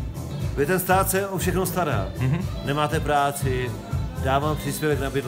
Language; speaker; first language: Czech; non-native, local second language; Polish